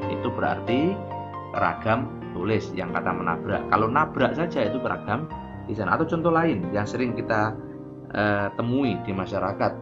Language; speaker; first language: Malay; non-native, local second language; Javanese